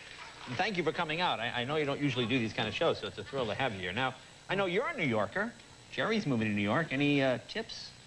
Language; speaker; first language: English; native; English